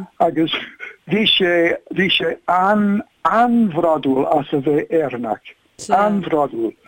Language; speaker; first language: Irish; non-native, fluent; English